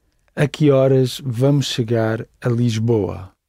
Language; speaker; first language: Portuguese; non-native, learner; English